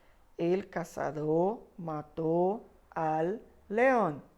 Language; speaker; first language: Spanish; non-native, fluent; Portuguese